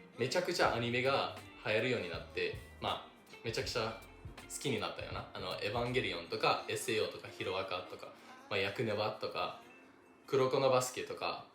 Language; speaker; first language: Japanese; non-native, fluent; English